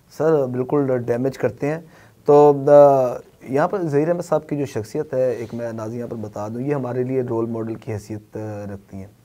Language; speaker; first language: Urdu; native; Urdu